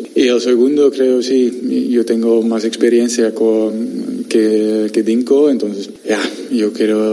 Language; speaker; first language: Spanish; non-native, learner; Dutch